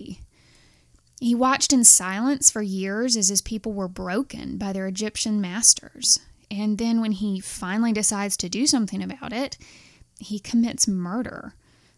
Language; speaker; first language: English; native; English